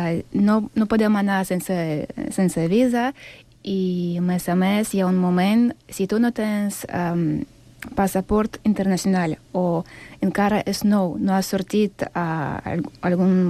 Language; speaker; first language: Catalan; non-native, learner; Russian